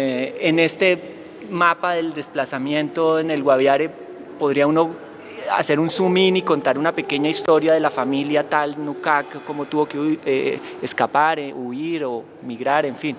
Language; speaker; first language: Spanish; native; Spanish